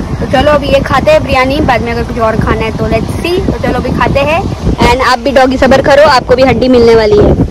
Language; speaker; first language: Hindi; non-native, local second language; Konkani